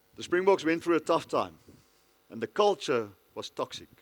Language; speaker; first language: English; non-native, local second language; Afrikaans